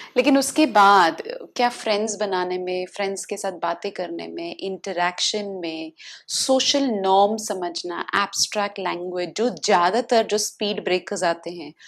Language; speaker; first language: Hindi; native; Hindi